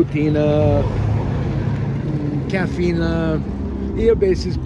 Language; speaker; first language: Spanish; non-native, learner; English